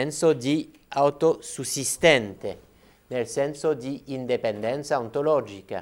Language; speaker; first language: Italian; non-native, fluent; French